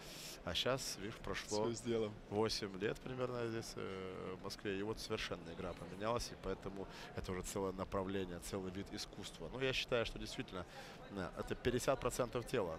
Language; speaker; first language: Russian; native; Russian